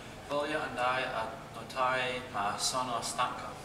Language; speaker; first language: Italian; non-native, learner; English